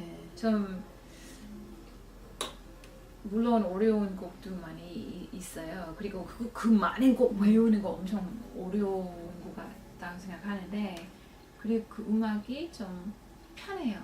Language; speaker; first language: Korean; non-native, fluent; English